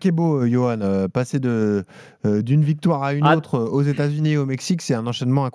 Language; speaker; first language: French; native; French